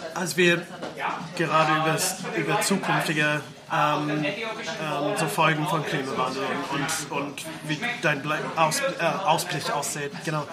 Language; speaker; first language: German; non-native, fluent; English